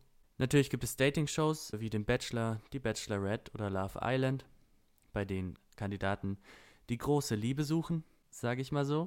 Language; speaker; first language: German; native; German